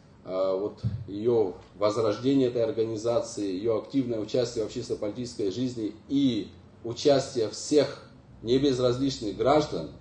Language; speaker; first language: Russian; native; Russian